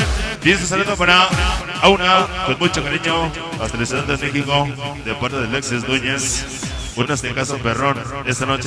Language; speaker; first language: Spanish; native; Spanish